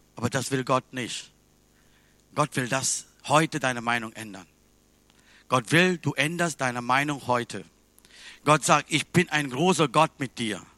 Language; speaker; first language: German; non-native, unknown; Tamil